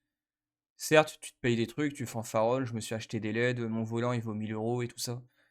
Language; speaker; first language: French; native; French